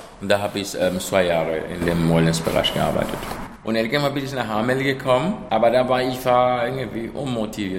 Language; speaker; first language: German; non-native, fluent; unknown